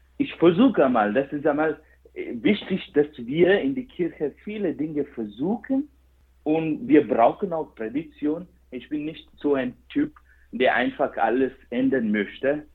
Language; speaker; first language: German; non-native, fluent; Kannada